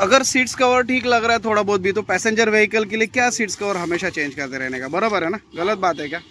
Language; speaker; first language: Hindi; non-native, local second language; Marathi